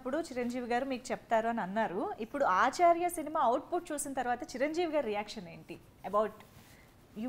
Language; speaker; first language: Telugu; native; Telugu